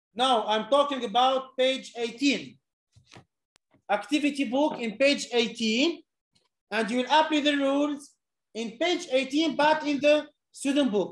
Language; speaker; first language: English; non-native, fluent; Arabic